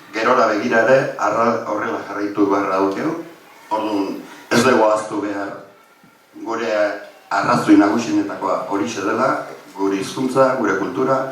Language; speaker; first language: Basque; native; Basque